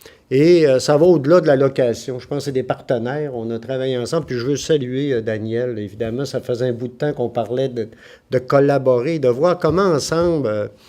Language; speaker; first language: French; native; French